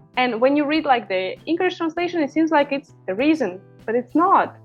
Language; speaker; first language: English; non-native, fluent; Russian